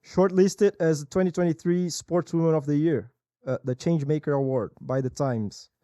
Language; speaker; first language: English; non-native, fluent; Portuguese